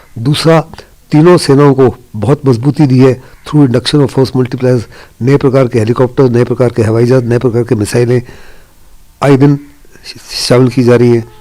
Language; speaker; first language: Hindi; native; Hindi